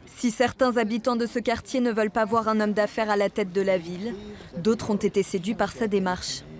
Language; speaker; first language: French; native; French